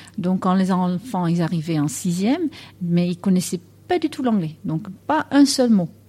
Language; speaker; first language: French; non-native, fluent; Dutch